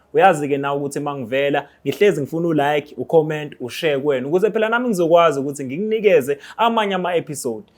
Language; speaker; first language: Zulu; native; Zulu